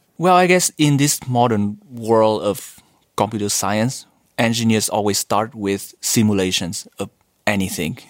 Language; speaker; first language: English; non-native, fluent; Vietnamese